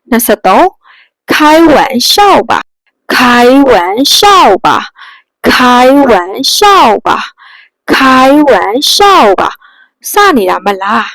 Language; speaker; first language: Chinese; non-native, fluent; Burmese